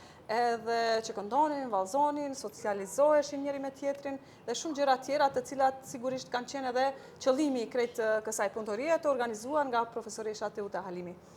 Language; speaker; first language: Albanian; native; Albanian